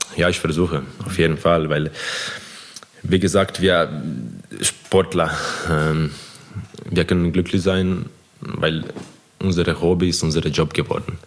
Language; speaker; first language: German; non-native, fluent; Croatian